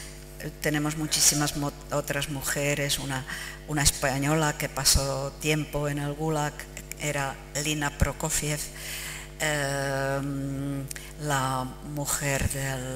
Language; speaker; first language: Spanish; non-native, fluent; Czech